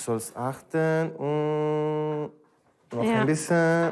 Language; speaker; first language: German; non-native, learner; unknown